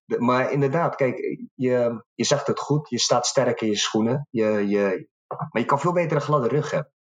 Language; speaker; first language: Dutch; early bilingual, other home language; Arabic